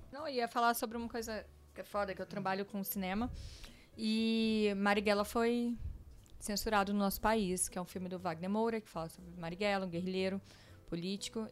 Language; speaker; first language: Portuguese; native; Portuguese